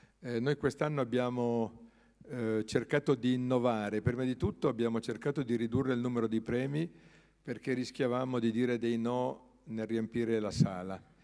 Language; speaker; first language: Italian; native; Italian